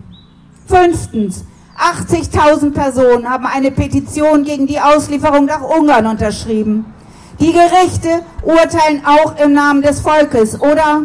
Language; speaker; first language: German; native; German